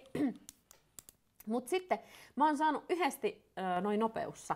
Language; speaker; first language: Finnish; native; Finnish